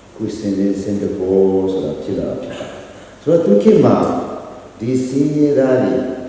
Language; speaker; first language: Burmese; non-native, local second language; Hakha Chin